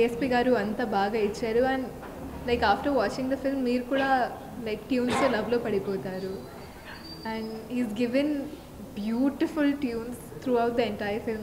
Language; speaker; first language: Telugu; non-native, local second language; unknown